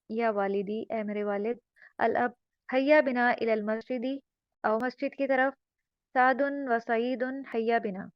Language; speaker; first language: Urdu; native; Urdu